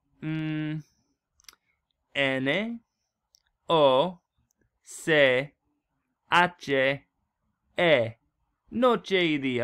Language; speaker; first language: Spanish; non-native, learner; English